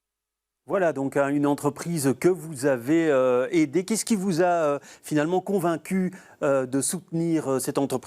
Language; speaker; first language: French; native; French